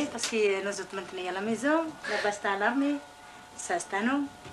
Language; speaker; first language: French; non-native, learner; Kabyle